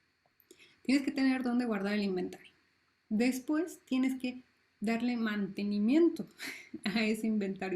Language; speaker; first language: Spanish; native; Spanish